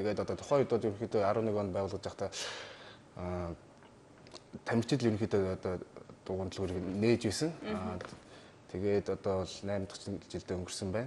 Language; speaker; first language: Mongolian; native; Mongolian